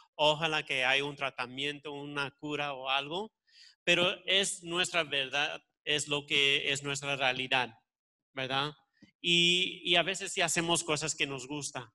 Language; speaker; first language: Spanish; early bilingual, heritage; Spanish